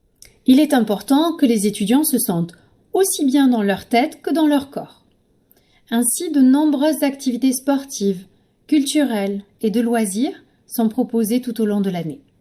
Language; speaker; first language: French; native; French